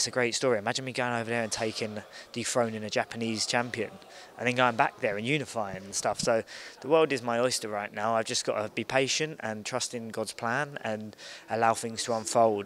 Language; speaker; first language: English; native; English